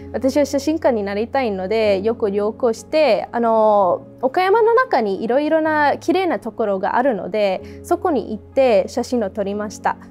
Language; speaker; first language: Japanese; non-native, fluent; Serbian